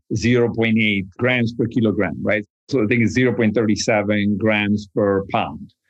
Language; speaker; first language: English; non-native, fluent; Italian